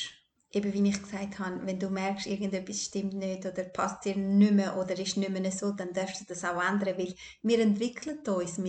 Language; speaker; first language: German; early bilingual, other home language; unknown